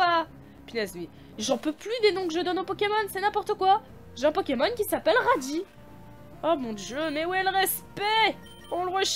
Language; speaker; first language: French; native; French